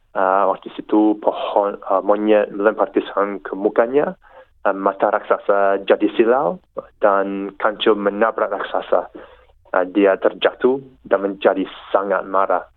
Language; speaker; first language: Indonesian; non-native, learner; English